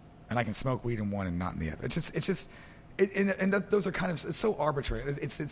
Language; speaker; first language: English; native; English